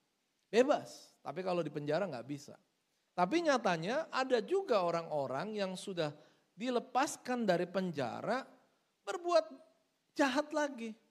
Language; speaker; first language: Indonesian; native; Indonesian